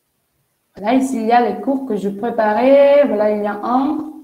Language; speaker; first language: French; non-native, fluent; Spanish